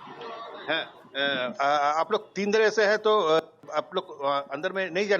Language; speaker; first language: Hindi; non-native, local second language; Bangla